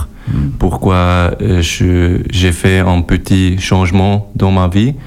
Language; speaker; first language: French; non-native, local second language; German